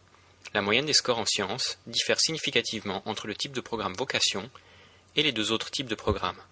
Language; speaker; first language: French; native; French